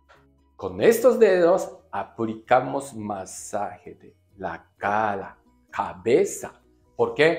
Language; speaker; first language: Spanish; non-native, learner; Japanese